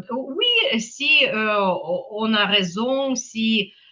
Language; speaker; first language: French; non-native, fluent; Ukrainian